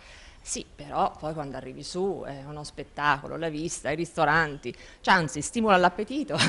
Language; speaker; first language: Italian; native; Italian